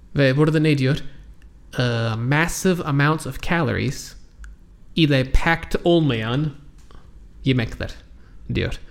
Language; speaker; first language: Turkish; non-native, fluent; English